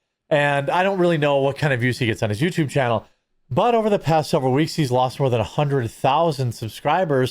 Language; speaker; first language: English; native; English